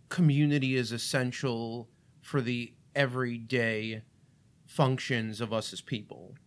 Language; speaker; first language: English; early bilingual, other home language; Russian